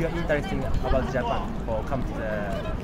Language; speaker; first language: English; non-native, learner; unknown